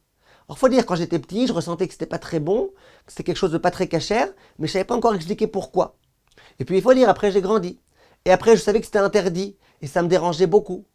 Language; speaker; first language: French; native; French